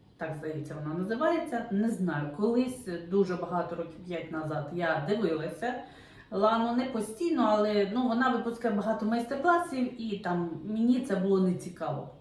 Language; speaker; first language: Ukrainian; non-native, local second language; Russian